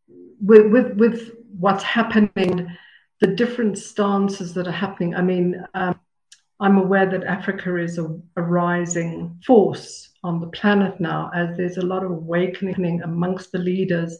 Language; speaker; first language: English; native; English